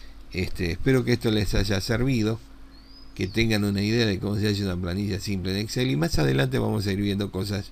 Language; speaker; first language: Spanish; native; Spanish